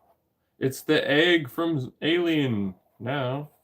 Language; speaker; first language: English; native; English